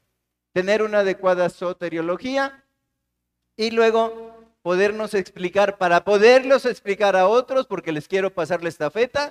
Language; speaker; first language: Spanish; native; Spanish